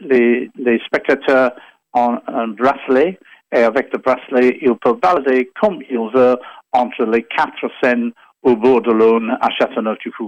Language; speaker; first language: French; non-native, fluent; English